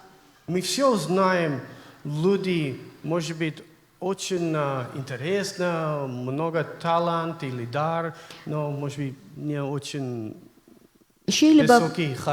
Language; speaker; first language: Russian; non-native, learner; English